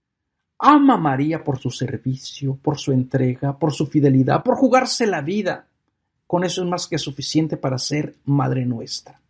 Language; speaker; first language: Spanish; native; Spanish